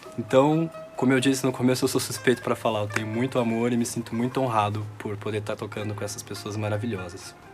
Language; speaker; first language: Portuguese; native; Portuguese